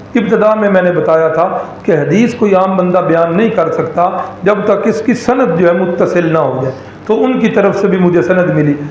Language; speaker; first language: Urdu; non-native, local second language; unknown